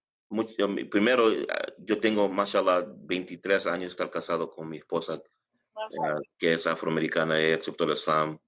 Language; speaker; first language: Spanish; early bilingual, heritage; English